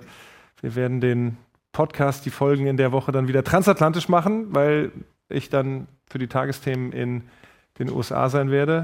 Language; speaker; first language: German; native; German